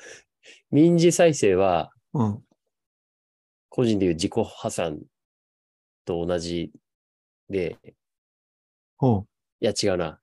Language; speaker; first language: Japanese; native; Japanese